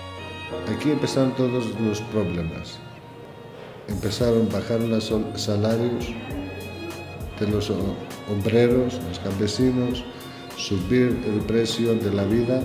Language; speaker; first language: Spanish; non-native, learner; Greek